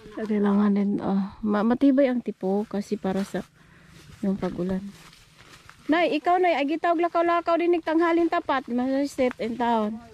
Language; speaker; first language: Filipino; non-native, local second language; Cebuano